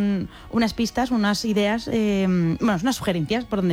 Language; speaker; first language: Spanish; native; Spanish